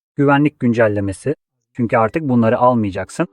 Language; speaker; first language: Turkish; non-native, fluent; Polish